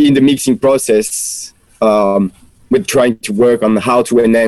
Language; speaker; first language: English; non-native, fluent; French